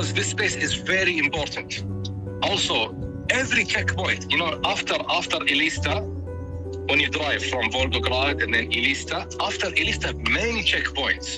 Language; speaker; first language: English; non-native, fluent; Arabic